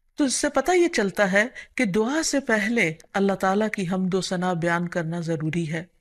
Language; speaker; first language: Urdu; native; Urdu